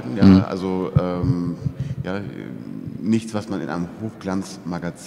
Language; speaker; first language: German; native; German